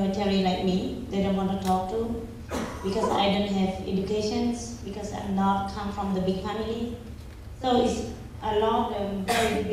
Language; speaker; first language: English; non-native, learner; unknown